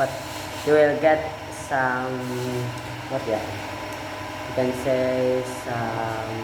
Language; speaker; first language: English; non-native, learner; Indonesian